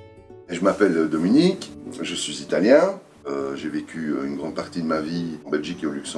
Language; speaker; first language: French; non-native, fluent; Italian